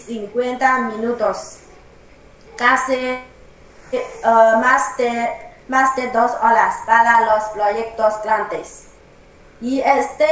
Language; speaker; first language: Spanish; non-native, learner; Chinese